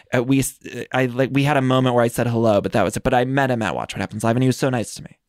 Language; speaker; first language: English; native; English